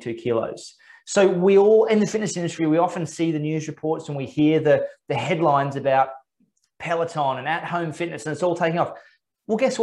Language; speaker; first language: English; native; English